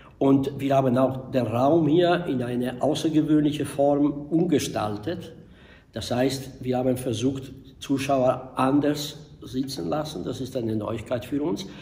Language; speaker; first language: German; non-native, fluent; Italian